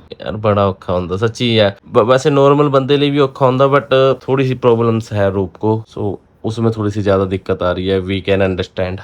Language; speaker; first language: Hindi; non-native, local second language; Punjabi